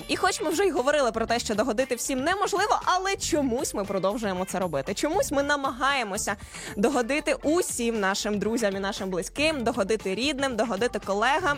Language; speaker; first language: Ukrainian; native; Ukrainian